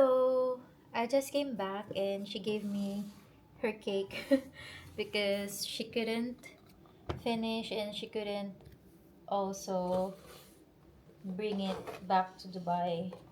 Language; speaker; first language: English; non-native, local second language; Filipino